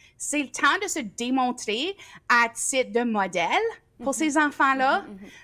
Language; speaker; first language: French; native; French